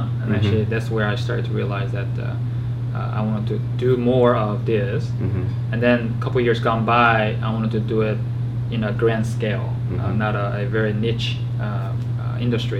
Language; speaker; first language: English; non-native, fluent; Korean